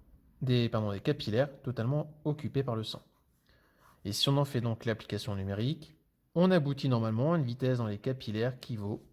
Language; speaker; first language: French; native; French